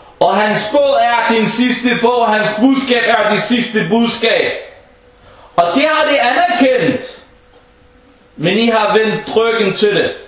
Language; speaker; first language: Danish; non-native, fluent; Arabic